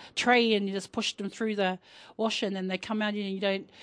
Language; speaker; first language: English; native; English